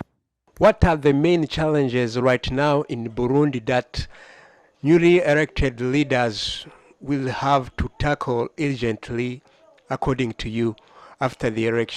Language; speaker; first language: English; non-native, fluent; Rundi